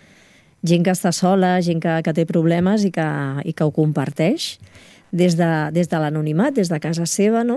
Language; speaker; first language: Catalan; native; Catalan